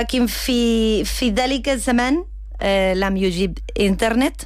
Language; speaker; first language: Arabic; non-native, learner; Spanish